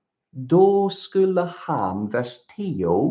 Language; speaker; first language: Swedish; non-native, fluent; English